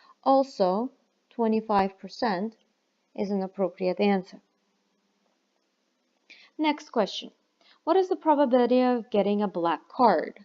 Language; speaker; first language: English; non-native, fluent; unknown